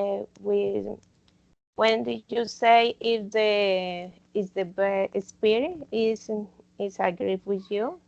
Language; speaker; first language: English; non-native, learner; Spanish